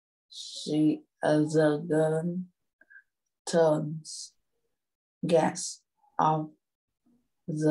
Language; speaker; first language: English; non-native, learner; Vietnamese